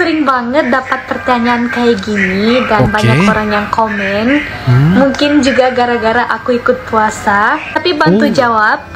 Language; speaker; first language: Indonesian; non-native, fluent; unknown